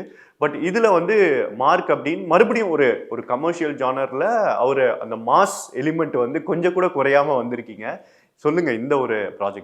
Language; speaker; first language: Tamil; native; Tamil